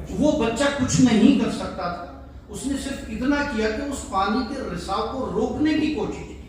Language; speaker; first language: Urdu; native; Urdu